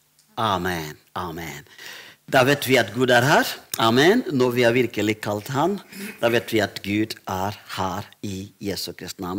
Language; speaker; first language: Norwegian; non-native, fluent; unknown